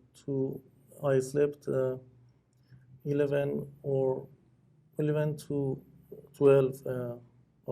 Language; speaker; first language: English; non-native, learner; Persian